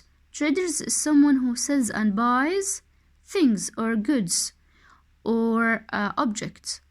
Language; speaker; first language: English; non-native, fluent; Arabic